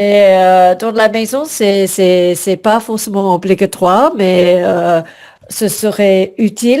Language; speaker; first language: French; non-native, fluent; English